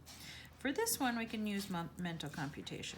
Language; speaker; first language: English; native; English